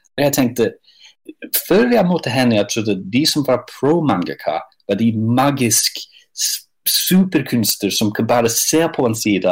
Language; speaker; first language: Norwegian; non-native, fluent; English